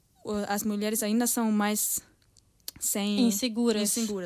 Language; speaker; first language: Portuguese; early bilingual, heritage; Portuguese